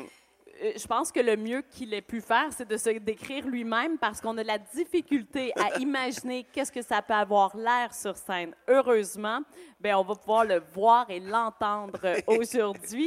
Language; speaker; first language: French; native; French